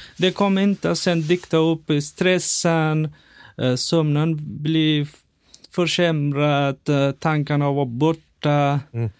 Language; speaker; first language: Swedish; non-native, fluent; Persian